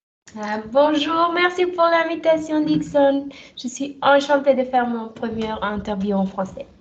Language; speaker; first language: French; non-native, fluent; German